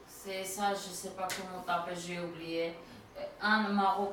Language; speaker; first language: French; non-native, learner; Armenian